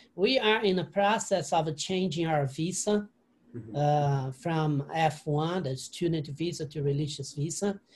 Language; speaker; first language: English; non-native, learner; Portuguese